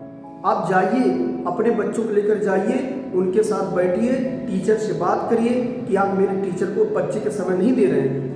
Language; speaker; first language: Hindi; native; Hindi